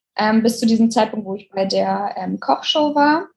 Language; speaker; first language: German; native; German